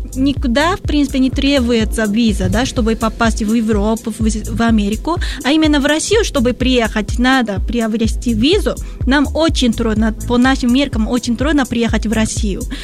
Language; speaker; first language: Russian; non-native, fluent; Japanese